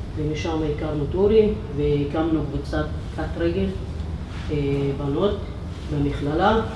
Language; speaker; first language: Hebrew; non-native, local second language; Arabic